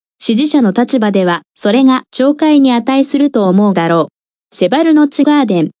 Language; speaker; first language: Japanese; non-native, fluent; Korean